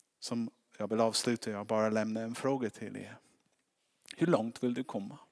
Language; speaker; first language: Swedish; non-native, fluent; English